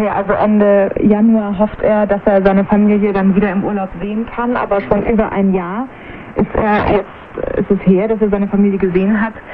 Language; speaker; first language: German; native; German